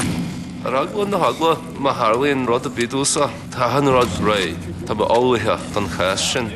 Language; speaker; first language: Irish; non-native, fluent; English